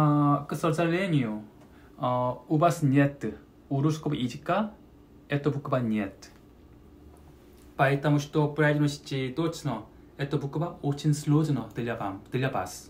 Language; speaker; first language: Russian; non-native, learner; Korean